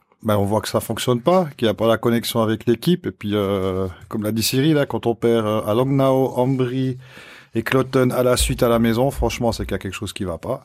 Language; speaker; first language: French; native; French